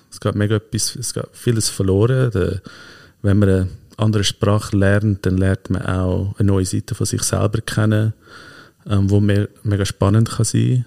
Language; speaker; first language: German; early bilingual, heritage; German